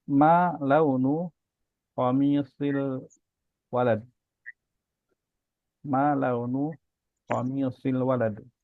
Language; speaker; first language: Arabic; non-native, fluent; Indonesian